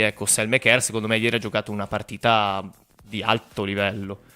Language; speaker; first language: Italian; native; Italian